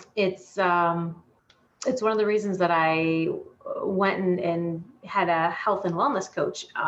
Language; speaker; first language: English; native; English